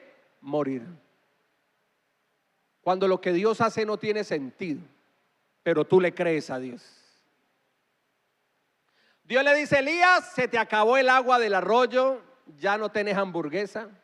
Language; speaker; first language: Spanish; native; Spanish